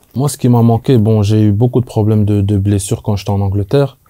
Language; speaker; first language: French; native; French